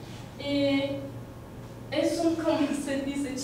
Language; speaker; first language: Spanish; non-native, learner; Turkish